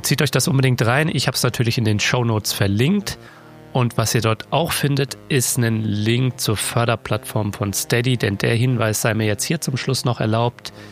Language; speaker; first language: German; native; German